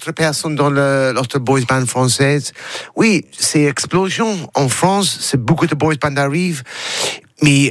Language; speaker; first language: French; non-native, learner; English